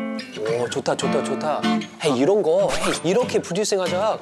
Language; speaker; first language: Korean; non-native, fluent; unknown